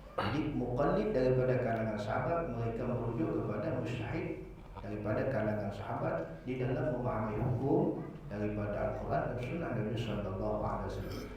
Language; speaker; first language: Malay; native; Malay